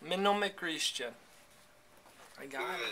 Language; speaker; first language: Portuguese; non-native, learner; English